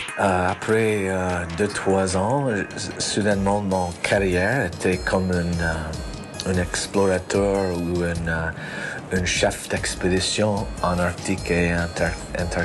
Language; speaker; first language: French; non-native, learner; English